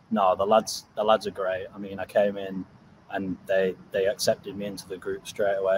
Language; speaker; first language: English; native; English